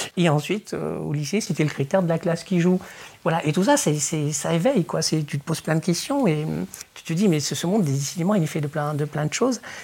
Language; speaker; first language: French; early bilingual, other home language; Spanish